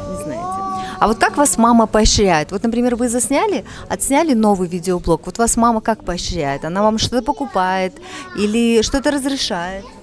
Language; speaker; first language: Russian; native; Russian